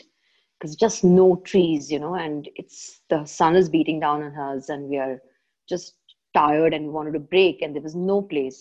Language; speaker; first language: English; non-native, local second language; Malayalam